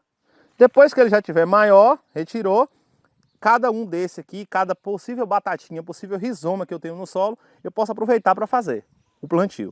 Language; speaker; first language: Portuguese; native; Portuguese